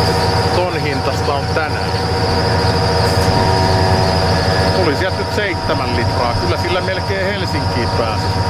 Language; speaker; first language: Finnish; native; Finnish